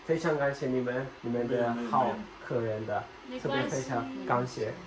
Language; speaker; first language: Chinese; non-native, learner; Turkish